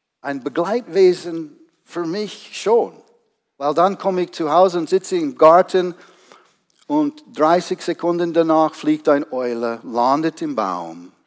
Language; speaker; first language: German; non-native, fluent; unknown